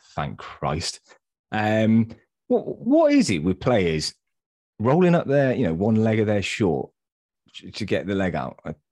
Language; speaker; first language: English; native; English